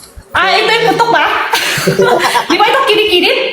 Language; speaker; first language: Filipino; non-native, learner; Chinese